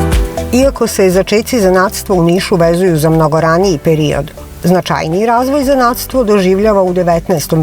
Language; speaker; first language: Serbian; native; Serbian